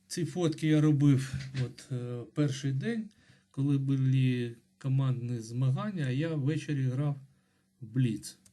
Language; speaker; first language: Ukrainian; non-native, local second language; Russian